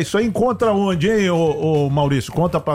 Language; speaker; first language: Portuguese; native; Portuguese